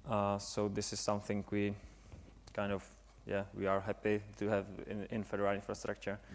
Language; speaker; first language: English; non-native, fluent; Czech